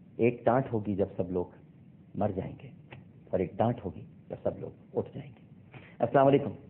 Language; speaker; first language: Urdu; native; Urdu